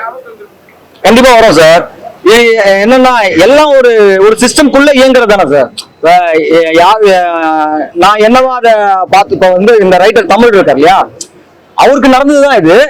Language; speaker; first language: Tamil; native; Tamil